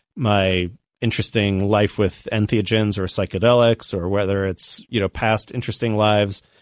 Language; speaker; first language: English; native; English